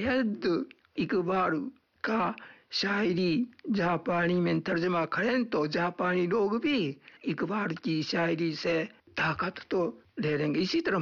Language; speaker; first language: Urdu; non-native, fluent; Japanese